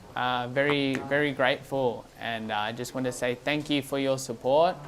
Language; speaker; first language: English; native; English